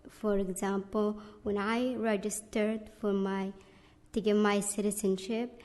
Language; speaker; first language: English; non-native, learner; Arabic